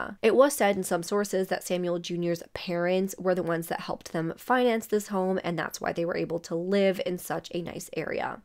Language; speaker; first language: English; native; English